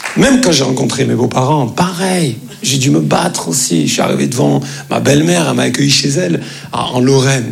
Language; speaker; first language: French; native; French